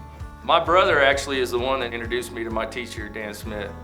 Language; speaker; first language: English; native; English